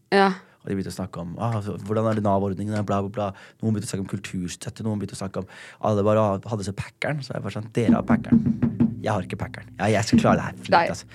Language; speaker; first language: Norwegian; early bilingual, other home language; Somali